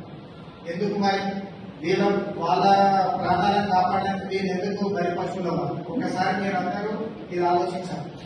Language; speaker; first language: Telugu; native; Telugu